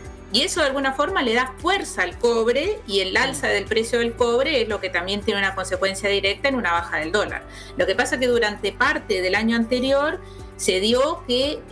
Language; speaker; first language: Spanish; native; Spanish